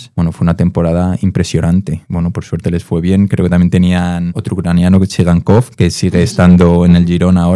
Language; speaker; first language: Spanish; native; Spanish